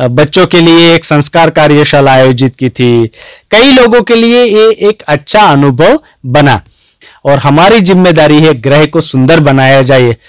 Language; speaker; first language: Hindi; non-native, local second language; Gujarati